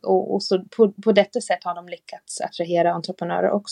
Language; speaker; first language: Swedish; non-native, fluent; English